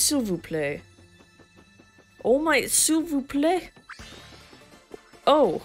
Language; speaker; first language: French; non-native, learner; English